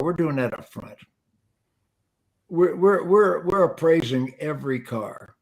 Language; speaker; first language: English; native; English